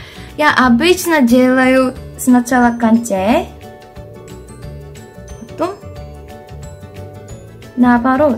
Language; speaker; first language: Russian; non-native, fluent; Korean